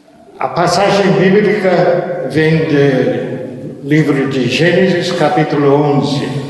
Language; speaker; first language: Portuguese; early bilingual, other home language; Japanese